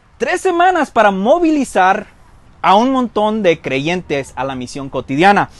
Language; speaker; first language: Spanish; early bilingual, heritage; Spanish